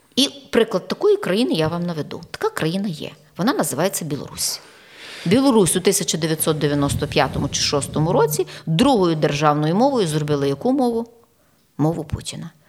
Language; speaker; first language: Ukrainian; native; Ukrainian